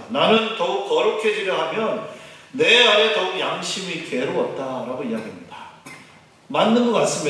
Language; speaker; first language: Korean; native; Korean